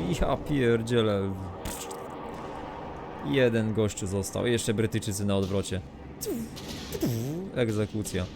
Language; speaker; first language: Polish; native; Polish